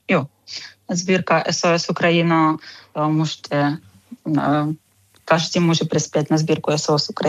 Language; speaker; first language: Czech; non-native, learner; Ukrainian